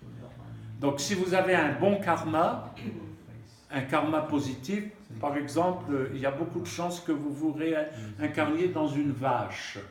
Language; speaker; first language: French; native; French